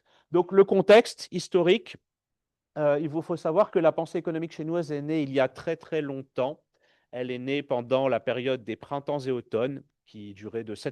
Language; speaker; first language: French; native; French